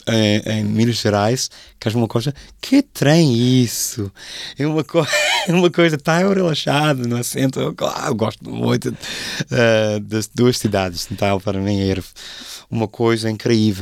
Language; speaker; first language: Portuguese; non-native, fluent; English